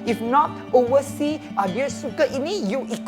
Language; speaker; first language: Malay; non-native, local second language; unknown